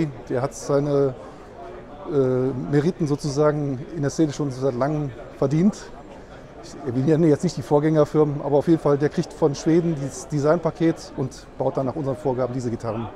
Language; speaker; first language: German; native; German